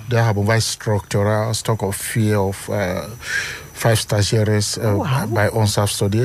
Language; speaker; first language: Dutch; non-native, learner; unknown